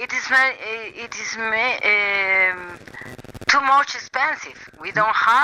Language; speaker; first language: English; non-native, learner; Spanish